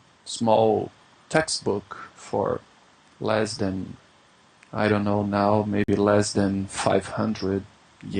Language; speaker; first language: English; non-native, fluent; Portuguese